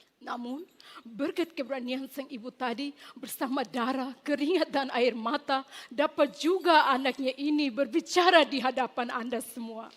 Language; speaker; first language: Malay; non-native, fluent; Tetum